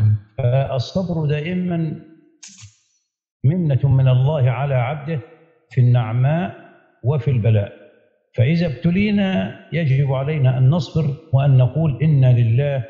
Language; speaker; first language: Arabic; native; Arabic